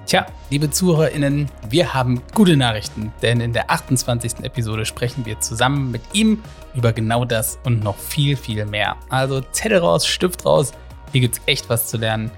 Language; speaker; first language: German; native; German